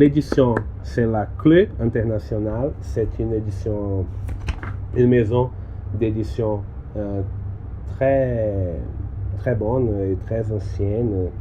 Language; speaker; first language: French; non-native, learner; Portuguese